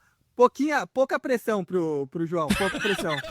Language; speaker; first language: Portuguese; native; Portuguese